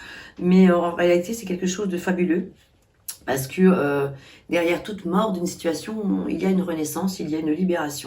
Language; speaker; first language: French; native; French